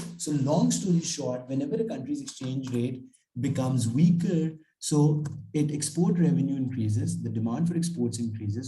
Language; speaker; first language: English; non-native, local second language; Urdu